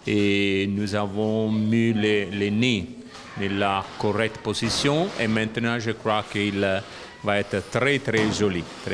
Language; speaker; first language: French; non-native, learner; Italian